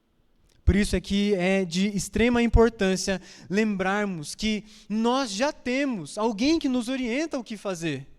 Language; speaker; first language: Portuguese; native; Portuguese